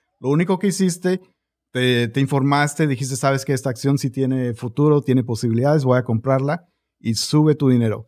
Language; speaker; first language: Spanish; early bilingual, heritage; Spanish